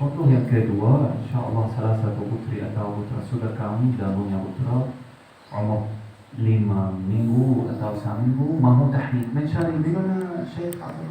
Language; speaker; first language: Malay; non-native, learner; Arabic